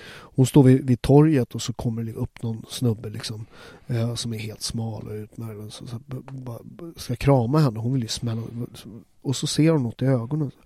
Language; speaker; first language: Swedish; native; Swedish